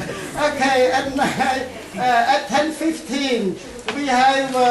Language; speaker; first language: English; non-native, fluent; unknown